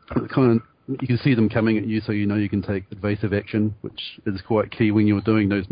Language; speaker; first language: English; native; English